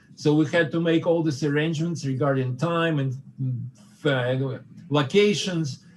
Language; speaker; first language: English; non-native, fluent; Russian